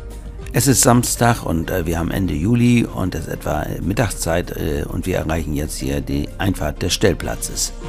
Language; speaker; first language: German; native; German